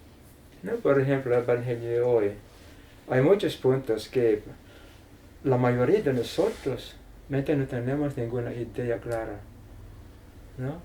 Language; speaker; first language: Spanish; non-native, learner; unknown